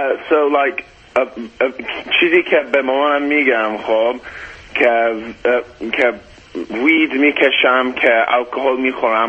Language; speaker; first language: Persian; early bilingual, heritage; Persian